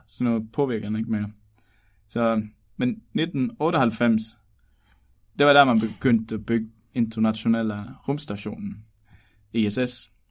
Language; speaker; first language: Danish; native; Danish